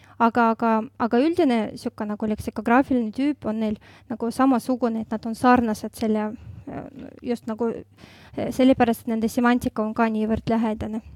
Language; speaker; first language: Estonian; non-native, local second language; Russian